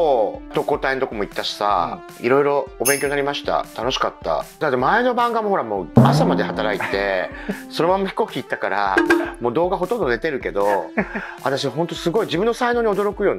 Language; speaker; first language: Japanese; native; Japanese